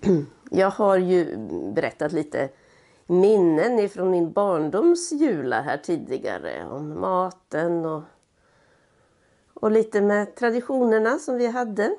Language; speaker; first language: Swedish; native; Swedish